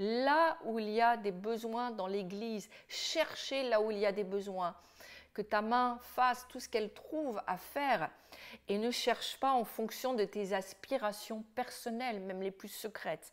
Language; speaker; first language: French; native; French